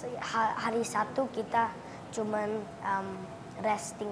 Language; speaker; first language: Indonesian; early bilingual, heritage; English